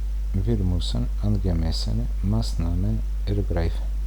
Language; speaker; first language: German; non-native, fluent; Croatian